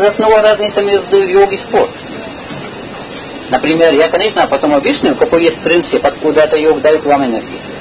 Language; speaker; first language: Russian; non-native, learner; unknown